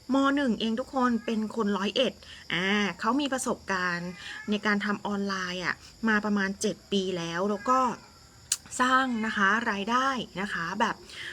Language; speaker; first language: Thai; native; Thai